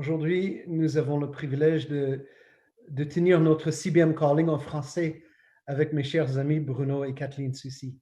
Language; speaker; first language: French; non-native, local second language; English